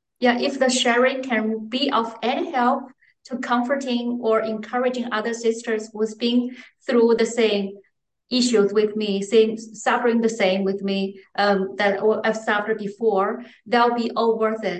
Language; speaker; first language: English; non-native, fluent; Chinese